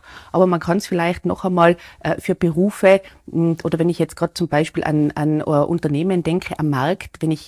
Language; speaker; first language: German; native; German